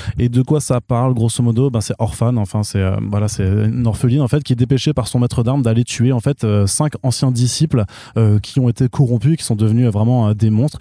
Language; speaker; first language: French; native; French